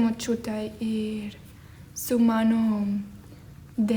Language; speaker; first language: Lithuanian; early bilingual, heritage; Spanish